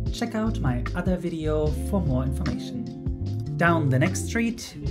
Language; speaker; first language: English; non-native, fluent; Dutch